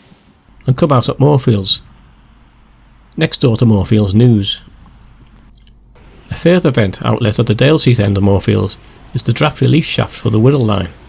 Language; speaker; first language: English; native; English